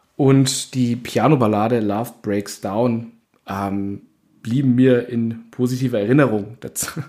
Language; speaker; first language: German; native; German